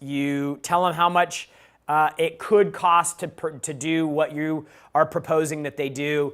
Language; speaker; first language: English; native; English